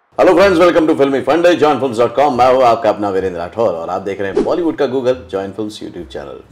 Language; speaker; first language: Hindi; native; Hindi